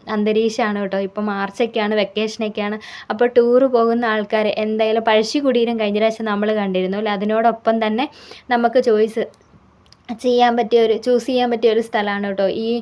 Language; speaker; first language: Malayalam; native; Malayalam